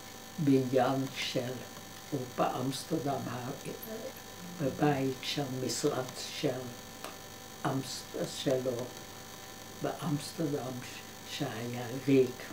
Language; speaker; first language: Hebrew; non-native, fluent; Dutch